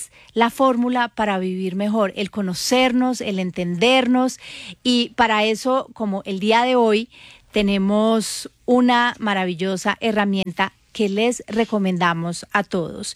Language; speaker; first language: Spanish; native; Spanish